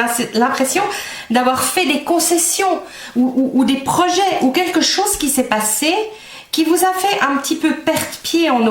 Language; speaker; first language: French; native; French